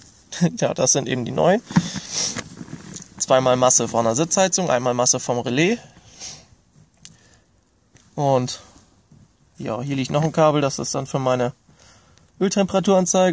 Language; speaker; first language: German; native; German